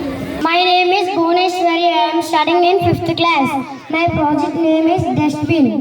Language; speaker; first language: English; non-native, local second language; Telugu